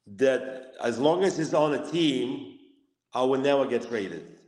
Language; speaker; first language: English; non-native, fluent; Lithuanian